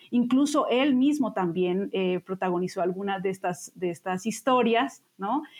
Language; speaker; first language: Spanish; native; Spanish